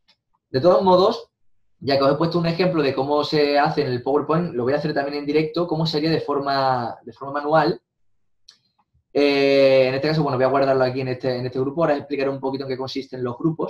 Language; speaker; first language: Spanish; native; Spanish